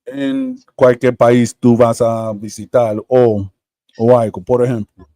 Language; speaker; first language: Spanish; early bilingual, heritage; Spanish